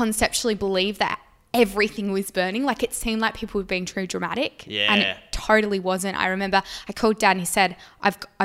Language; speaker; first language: English; native; English